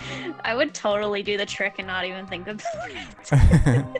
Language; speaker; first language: English; native; English